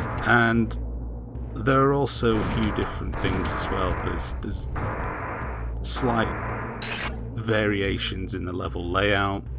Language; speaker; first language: English; native; English